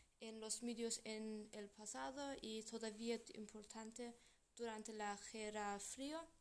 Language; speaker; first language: Spanish; non-native, learner; English